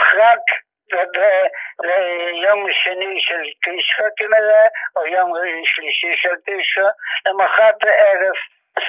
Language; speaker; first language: Hebrew; non-native, fluent; Yiddish